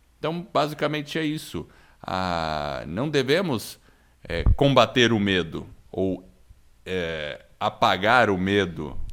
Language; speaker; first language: Portuguese; non-native, fluent; English